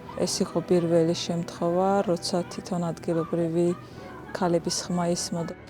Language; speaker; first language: Georgian; non-native, local second language; Azerbaijani